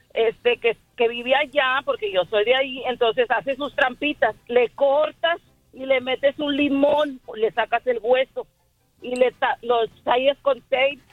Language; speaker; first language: Spanish; native; Spanish